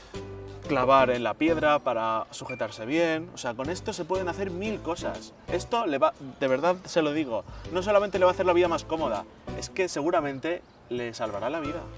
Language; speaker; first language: Spanish; native; Spanish